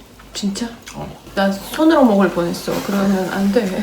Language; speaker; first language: Korean; non-native, fluent; Russian